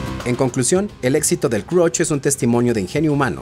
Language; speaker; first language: Spanish; native; Spanish